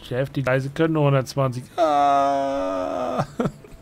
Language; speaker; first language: German; native; German